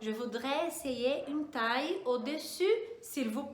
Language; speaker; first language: French; non-native, fluent; Portuguese